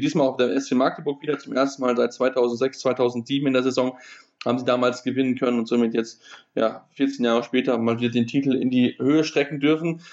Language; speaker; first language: German; native; German